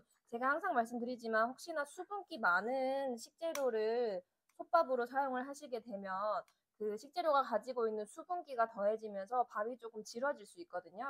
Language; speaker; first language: Korean; native; Korean